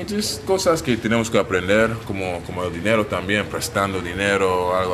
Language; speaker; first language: Spanish; non-native, learner; English